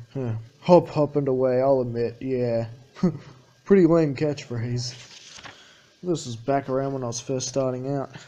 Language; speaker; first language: English; native; English